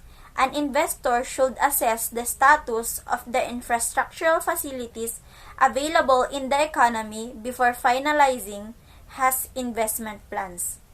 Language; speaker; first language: English; non-native, local second language; Filipino